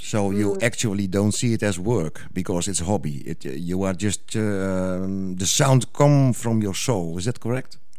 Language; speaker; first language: English; non-native, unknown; Dutch